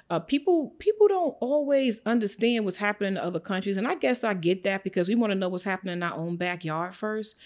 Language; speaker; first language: English; native; English